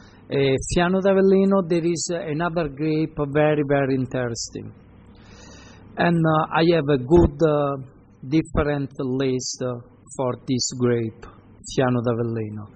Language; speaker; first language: English; non-native, learner; Italian